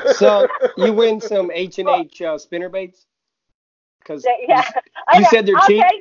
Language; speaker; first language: English; native; English